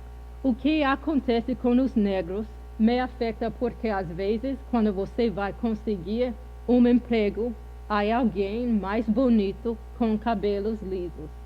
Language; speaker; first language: Portuguese; non-native, fluent; English